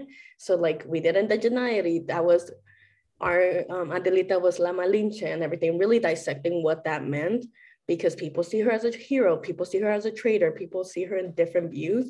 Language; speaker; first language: English; native; English